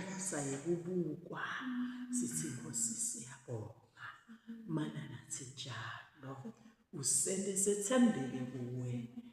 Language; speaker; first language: Zulu; non-native, local second language; Swati